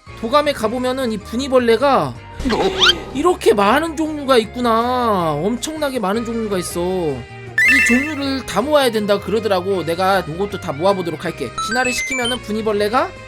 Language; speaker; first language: Korean; native; Korean